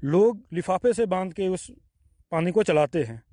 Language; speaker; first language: Hindi; native; Hindi